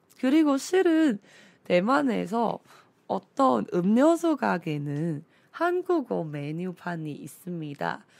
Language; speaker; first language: Korean; non-native, fluent; Chinese